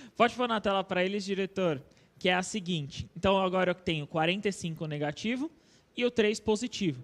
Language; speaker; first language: Portuguese; native; Portuguese